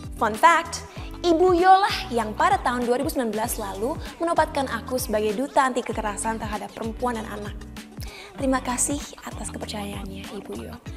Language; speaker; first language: Indonesian; non-native, local second language; English